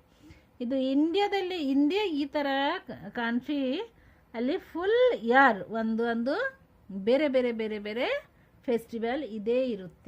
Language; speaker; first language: Kannada; non-native, local second language; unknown